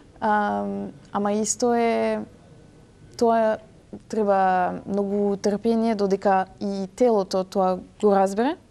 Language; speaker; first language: Macedonian; early bilingual, heritage; French